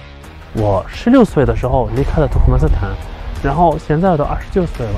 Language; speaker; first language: Chinese; non-native, fluent; Turkmen